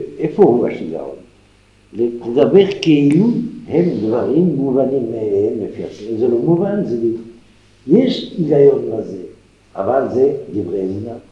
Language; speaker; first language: Hebrew; non-native, fluent; French